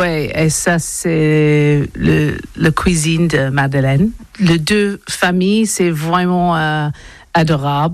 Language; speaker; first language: French; non-native, learner; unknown